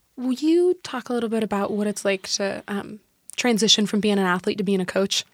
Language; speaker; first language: English; native; English